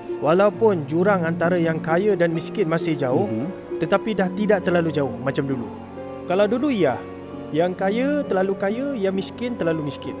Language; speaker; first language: Malay; native; Malay